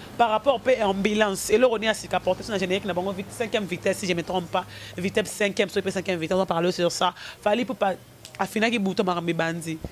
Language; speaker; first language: French; non-native, local second language; Lingala